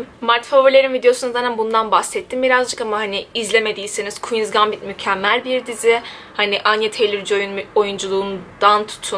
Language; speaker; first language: Turkish; native; Turkish